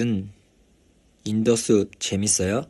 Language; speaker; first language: Korean; non-native, fluent; Chinese